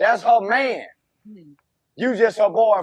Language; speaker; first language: English; native; English